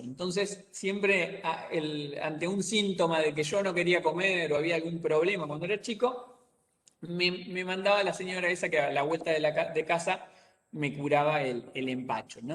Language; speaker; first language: Spanish; native; Spanish